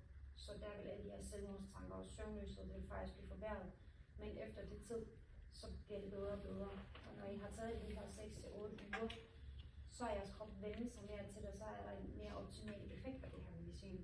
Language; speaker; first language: Danish; native; Danish